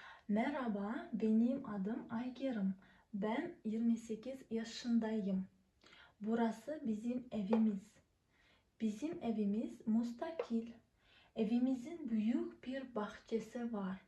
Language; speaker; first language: Turkish; non-native, fluent; Kazakh